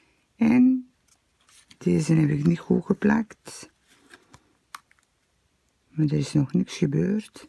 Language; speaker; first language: Dutch; native; Dutch